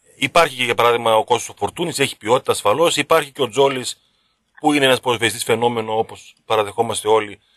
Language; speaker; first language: Greek; native; Greek